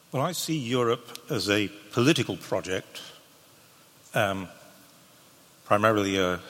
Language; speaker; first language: English; native; English